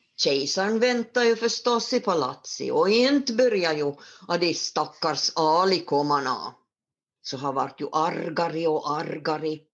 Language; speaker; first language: Swedish; native; Swedish